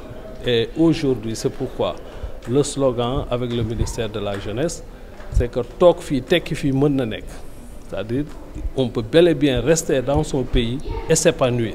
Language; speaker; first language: French; non-native, local second language; Wolof